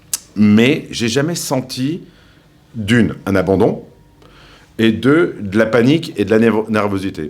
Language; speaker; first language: French; native; French